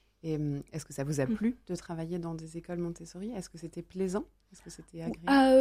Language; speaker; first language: French; native; French